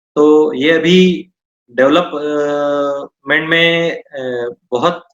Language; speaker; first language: Hindi; non-native, local second language; Marathi